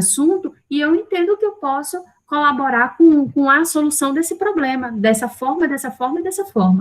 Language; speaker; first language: Portuguese; native; Portuguese